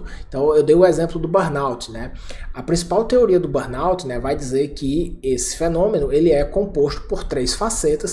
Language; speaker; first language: Portuguese; native; Portuguese